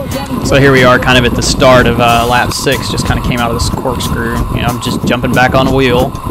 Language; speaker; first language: English; native; English